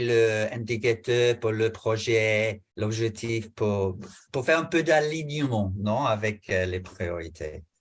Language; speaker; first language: French; non-native, fluent; English